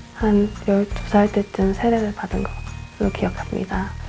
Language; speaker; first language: Korean; early bilingual, other home language; English